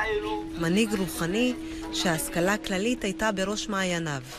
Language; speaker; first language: Hebrew; native; Hebrew